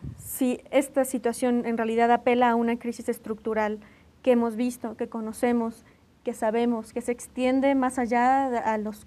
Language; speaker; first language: Spanish; native; Spanish